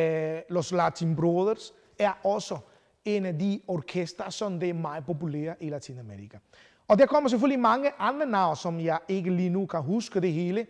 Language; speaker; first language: Danish; non-native, fluent; Spanish